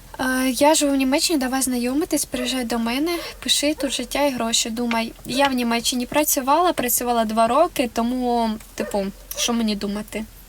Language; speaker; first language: Ukrainian; non-native, local second language; Russian